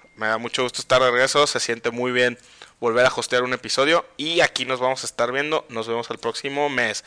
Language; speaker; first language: Spanish; native; Spanish